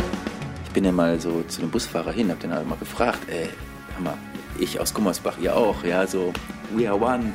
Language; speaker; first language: German; native; German